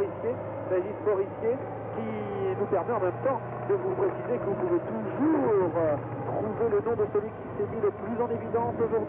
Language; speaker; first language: French; native; French